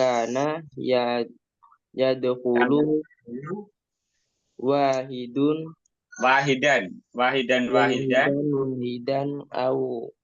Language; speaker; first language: Arabic; non-native, learner; Indonesian